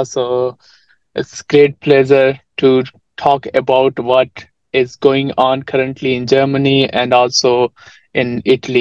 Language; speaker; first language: English; non-native, local second language; Nepali